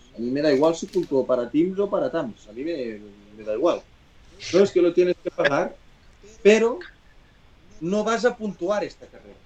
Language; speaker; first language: Spanish; non-native, local second language; Catalan